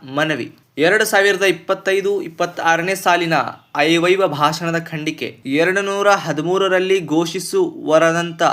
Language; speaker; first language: Kannada; native; Kannada